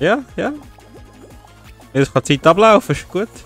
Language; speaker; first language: German; native; German